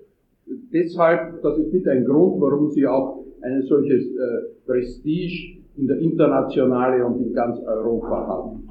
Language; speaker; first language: German; non-native, fluent; Italian